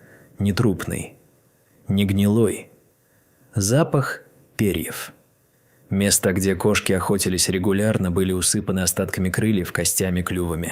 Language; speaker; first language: Russian; native; Russian